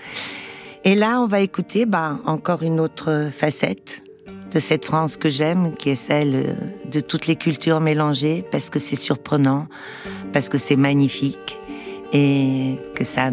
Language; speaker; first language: French; early bilingual, other home language; Portuguese